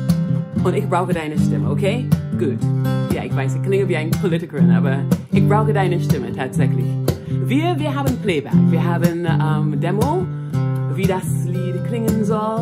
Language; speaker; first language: German; non-native, fluent; English